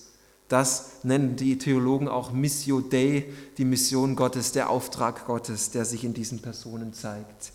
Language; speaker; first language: German; native; German